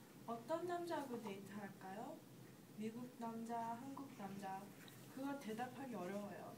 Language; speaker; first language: Korean; non-native, learner; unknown